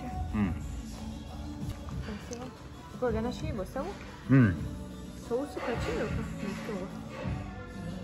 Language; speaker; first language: Korean; non-native, learner; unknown